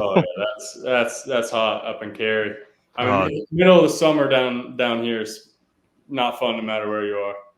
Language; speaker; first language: English; native; English